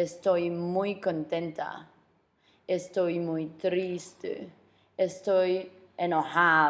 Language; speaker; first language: Spanish; non-native, fluent; English